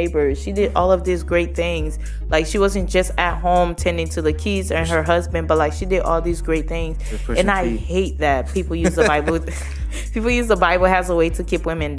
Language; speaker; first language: English; native; English